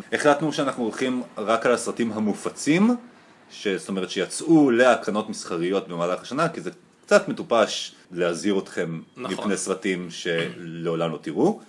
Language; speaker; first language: Hebrew; native; Hebrew